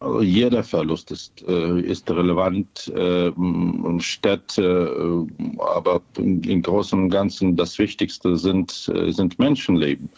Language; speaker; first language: German; non-native, fluent; Ukrainian